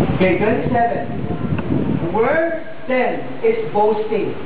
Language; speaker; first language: English; non-native, local second language; Filipino